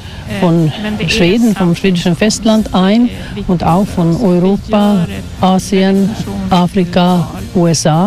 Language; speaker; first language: German; non-native, fluent; Swedish